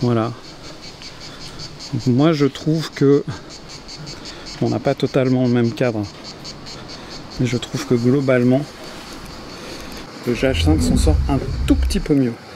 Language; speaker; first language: French; native; French